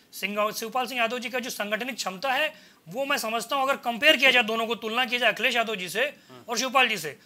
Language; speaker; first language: Hindi; native; Hindi